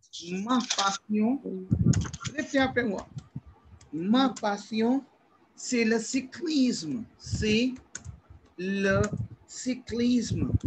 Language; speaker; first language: French; non-native, learner; Hindi